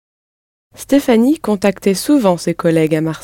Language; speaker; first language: French; non-native, learner; English